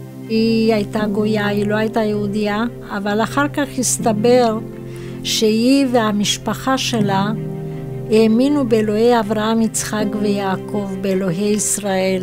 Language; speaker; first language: Hebrew; non-native, fluent; Romanian